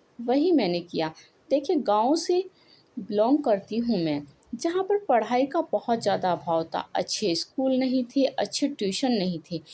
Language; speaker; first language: Hindi; native; Hindi